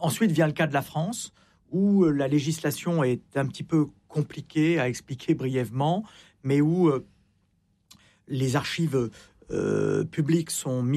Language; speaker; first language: French; native; French